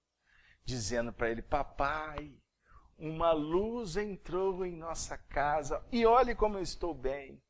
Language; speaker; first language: Portuguese; native; Portuguese